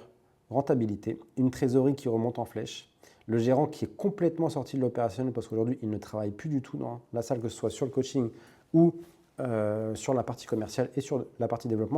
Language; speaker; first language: French; native; French